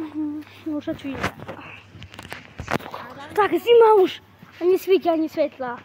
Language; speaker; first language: Polish; non-native, learner; Slovak